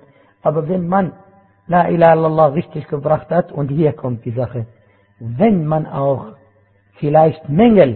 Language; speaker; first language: German; non-native, fluent; Arabic